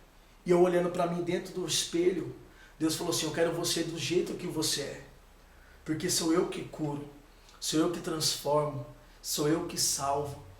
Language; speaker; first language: Portuguese; native; Portuguese